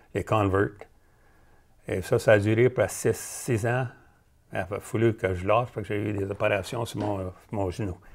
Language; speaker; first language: French; native; French